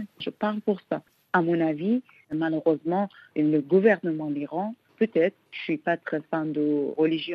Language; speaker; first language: French; non-native, learner; Persian